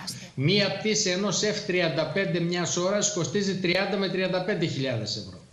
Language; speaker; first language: Greek; native; Greek